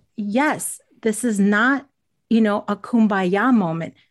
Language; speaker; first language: English; native; English